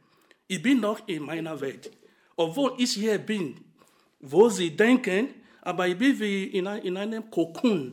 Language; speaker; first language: German; non-native, fluent; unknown